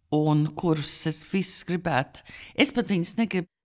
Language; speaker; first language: Latvian; early bilingual, heritage; Latvian